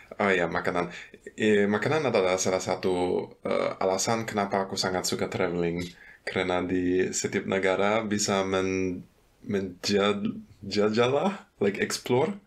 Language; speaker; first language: Indonesian; non-native, fluent; German